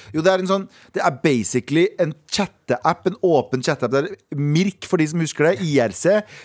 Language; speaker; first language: Norwegian; early bilingual, other home language; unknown